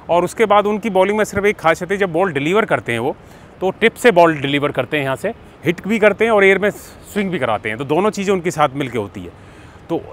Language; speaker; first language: Hindi; native; Hindi